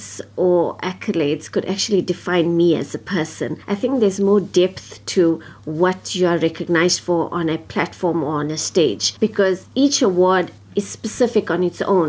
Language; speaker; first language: English; native; English